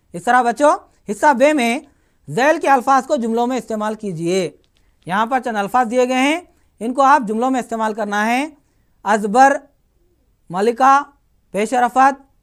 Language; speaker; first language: Urdu; native; Urdu